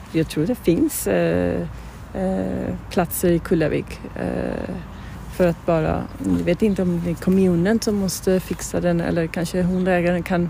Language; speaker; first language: Swedish; non-native, fluent; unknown